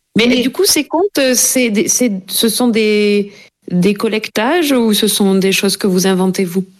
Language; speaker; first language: French; native; French